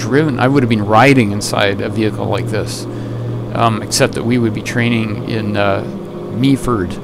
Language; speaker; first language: English; native; English